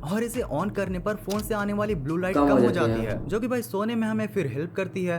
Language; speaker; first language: Hindi; native; Hindi